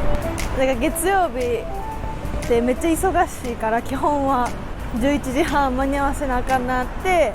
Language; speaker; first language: Japanese; native; Japanese